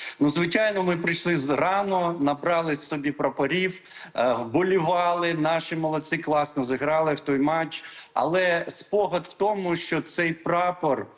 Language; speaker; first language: Ukrainian; non-native, local second language; Crimean Tatar